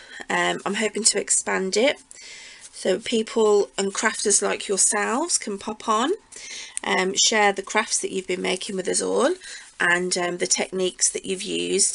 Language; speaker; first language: English; native; English